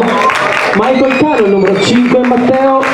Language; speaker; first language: Italian; native; Italian